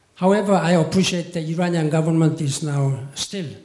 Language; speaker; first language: English; non-native, fluent; Korean